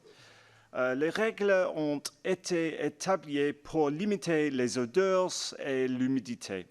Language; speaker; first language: French; non-native, learner; English